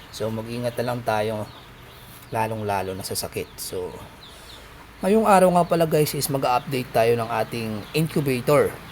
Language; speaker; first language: Filipino; non-native, local second language; Aklanon